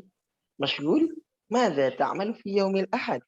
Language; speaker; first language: Arabic; non-native, learner; Indonesian